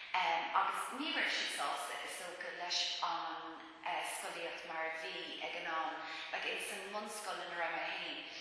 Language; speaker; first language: Irish; non-native, local second language; English